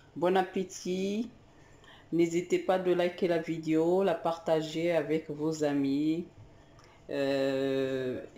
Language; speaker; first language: French; non-native, local second language; Arabic